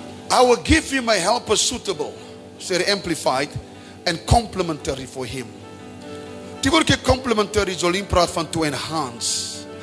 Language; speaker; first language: English; non-native, local second language; Afrikaans